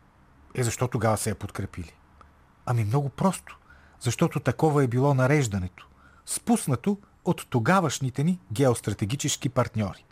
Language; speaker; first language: Bulgarian; native; Bulgarian